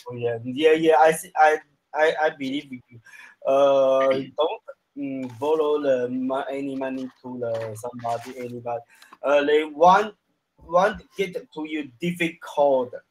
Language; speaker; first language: English; non-native, learner; Chinese